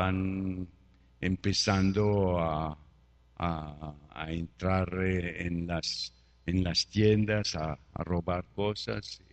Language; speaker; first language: Spanish; non-native, fluent; French